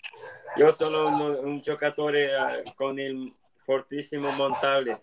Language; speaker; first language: Italian; non-native, learner; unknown